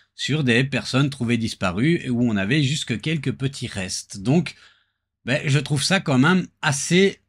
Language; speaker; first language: French; native; French